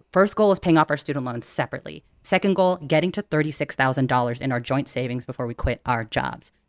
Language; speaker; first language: English; early bilingual, other home language; Filipino